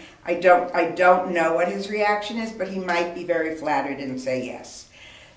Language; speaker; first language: English; native; English